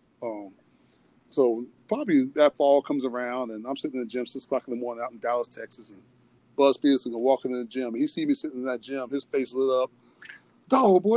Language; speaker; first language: English; native; English